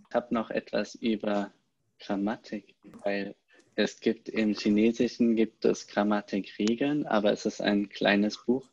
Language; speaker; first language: German; native; German